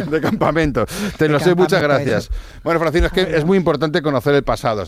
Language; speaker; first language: Spanish; native; Spanish